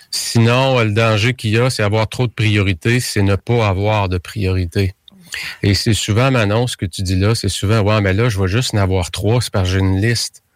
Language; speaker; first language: French; native; French